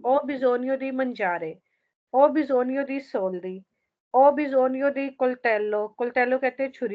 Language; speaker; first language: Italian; non-native, fluent; Urdu